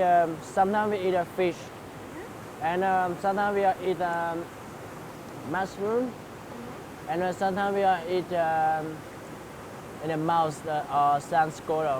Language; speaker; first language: English; non-native, learner; Hmong